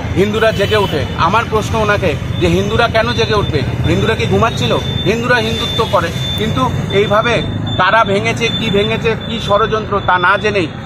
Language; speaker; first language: Bangla; native; Bangla